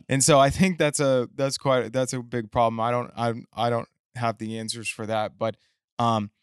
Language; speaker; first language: English; native; English